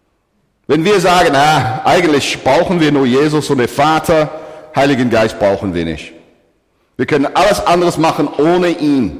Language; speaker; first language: German; non-native, fluent; English